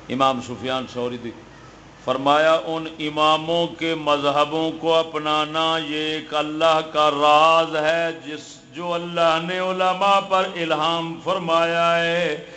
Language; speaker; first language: Urdu; non-native, local second language; Punjabi